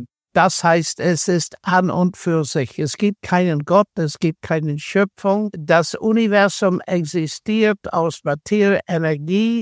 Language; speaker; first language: German; non-native, fluent; English